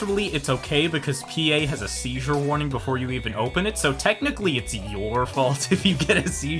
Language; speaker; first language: English; native; English